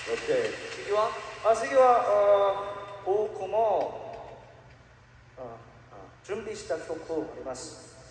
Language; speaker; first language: Japanese; non-native, learner; Korean